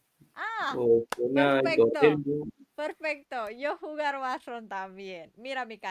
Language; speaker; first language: Spanish; non-native, learner; Indonesian